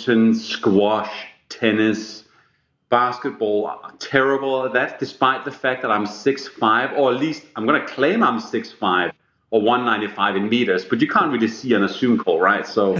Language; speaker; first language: English; non-native, fluent; Danish